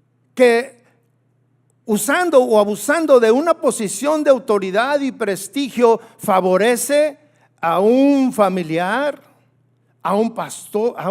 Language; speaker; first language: Spanish; native; Spanish